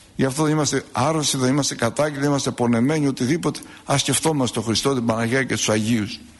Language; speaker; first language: Greek; native; Greek